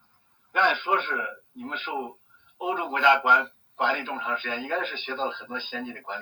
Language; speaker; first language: Chinese; native; Chinese